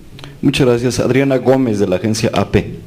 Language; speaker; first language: Spanish; native; Spanish